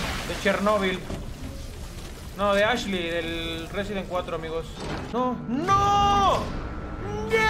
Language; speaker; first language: Spanish; native; Spanish